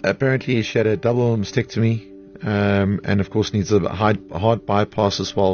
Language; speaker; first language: English; non-native, local second language; Afrikaans